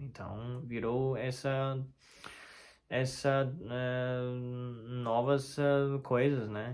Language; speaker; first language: Portuguese; non-native, learner; Chinese